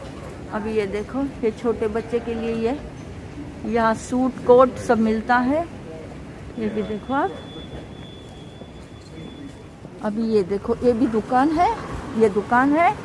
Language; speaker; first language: Hindi; non-native, local second language; Marathi